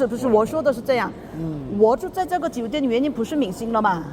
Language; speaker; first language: Chinese; non-native, fluent; Korean